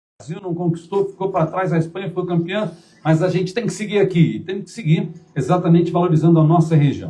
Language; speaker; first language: Portuguese; native; Portuguese